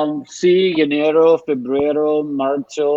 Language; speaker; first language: Spanish; non-native, learner; English